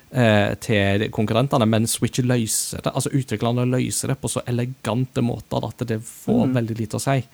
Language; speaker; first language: Norwegian; early bilingual, other home language; Japanese